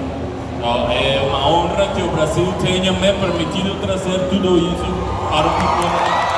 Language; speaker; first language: Portuguese; non-native, learner; Spanish